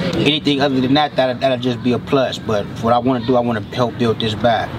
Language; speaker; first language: English; native; English